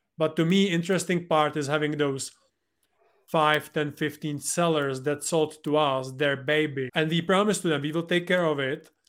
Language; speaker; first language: English; non-native, fluent; Czech